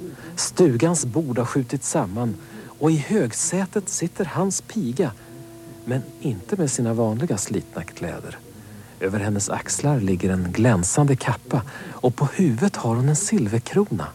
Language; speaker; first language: Swedish; native; Swedish